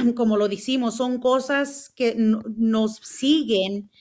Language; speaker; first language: Spanish; early bilingual, heritage; Spanish